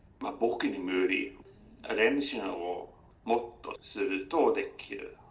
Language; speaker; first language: Japanese; non-native, learner; Swedish